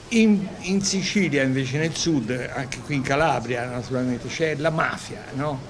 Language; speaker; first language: Italian; native; Italian